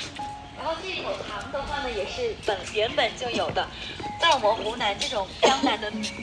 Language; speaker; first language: Chinese; native; Chinese